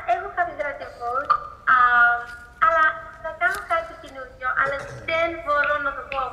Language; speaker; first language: Greek; early bilingual, heritage; Greek